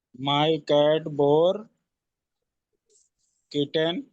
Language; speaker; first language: English; non-native, learner; Hindi